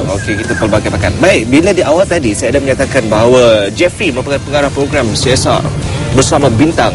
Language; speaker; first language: Malay; native; Malay